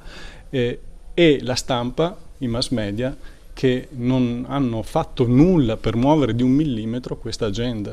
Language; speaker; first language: Italian; native; Italian